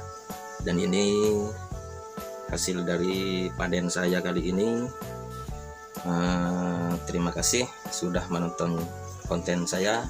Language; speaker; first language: Indonesian; native; Indonesian